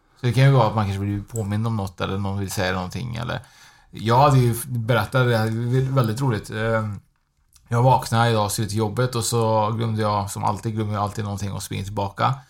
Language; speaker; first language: Swedish; native; Swedish